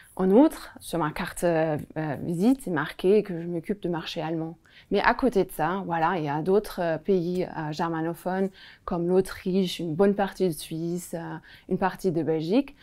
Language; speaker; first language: French; non-native, fluent; German